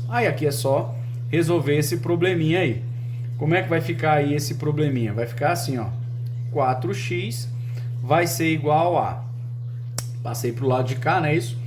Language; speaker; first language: Portuguese; native; Portuguese